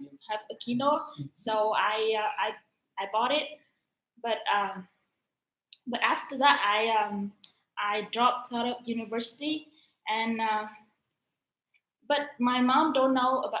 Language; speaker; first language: English; non-native, learner; Vietnamese